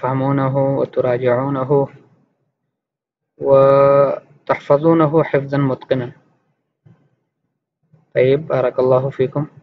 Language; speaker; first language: Arabic; non-native, fluent; Urdu